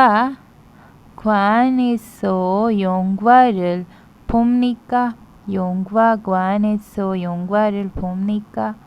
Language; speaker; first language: Korean; non-native, fluent; Hindi